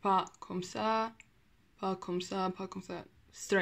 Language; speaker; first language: French; non-native, learner; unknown